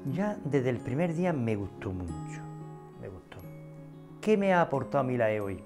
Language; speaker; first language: Spanish; native; Spanish